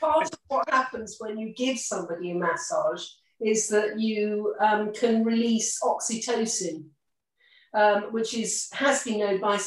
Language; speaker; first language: English; native; English